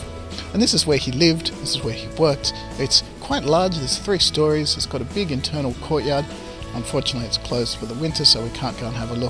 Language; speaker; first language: English; native; English